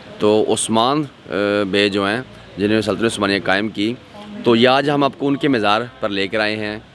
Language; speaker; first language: Urdu; non-native, local second language; Punjabi